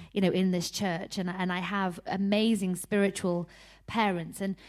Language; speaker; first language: English; native; English